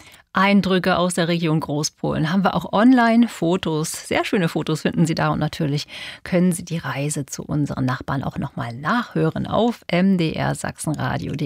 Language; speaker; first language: German; native; German